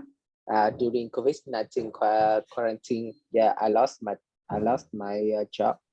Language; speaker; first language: English; non-native, learner; Vietnamese